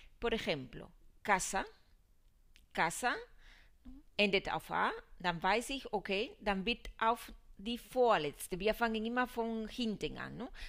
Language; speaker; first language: German; non-native, fluent; Spanish